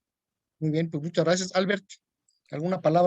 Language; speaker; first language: Spanish; native; Spanish